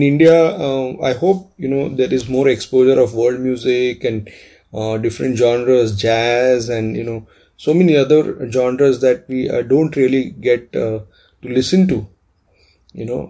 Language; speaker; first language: English; non-native, local second language; Marathi